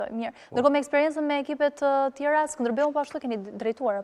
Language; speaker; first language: Albanian; native; Albanian